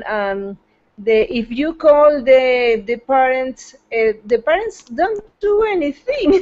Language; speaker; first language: English; non-native, fluent; Spanish